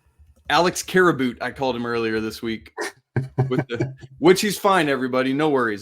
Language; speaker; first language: English; native; English